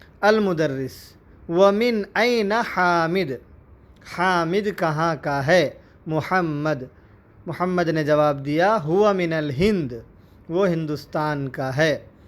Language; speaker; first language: Urdu; native; Urdu